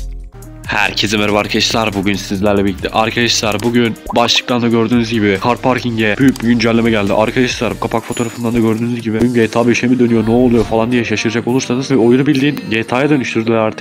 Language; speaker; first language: Turkish; native; Turkish